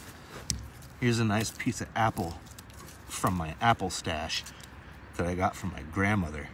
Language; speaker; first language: English; native; English